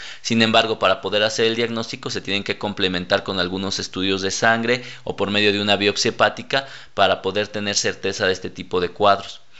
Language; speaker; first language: Spanish; native; Spanish